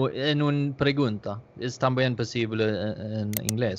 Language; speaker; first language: Spanish; non-native, learner; Danish